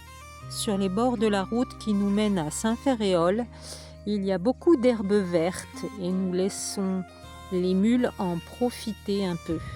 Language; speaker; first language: French; native; French